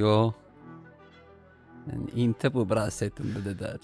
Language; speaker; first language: Swedish; non-native, learner; Arabic